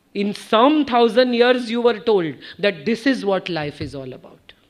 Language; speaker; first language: English; non-native, local second language; Gujarati